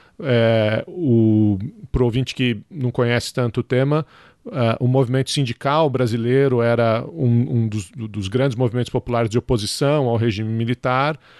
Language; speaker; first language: Portuguese; native; Portuguese